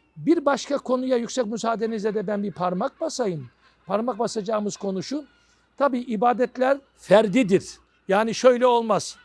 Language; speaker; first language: Turkish; native; Turkish